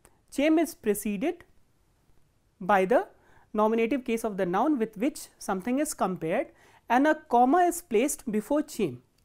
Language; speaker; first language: English; non-native, local second language; Hindi